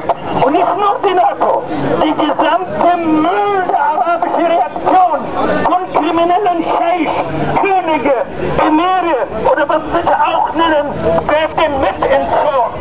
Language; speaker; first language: German; non-native, fluent; Arabic